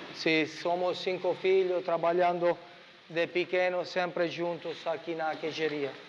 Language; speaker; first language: Portuguese; non-native, learner; Italian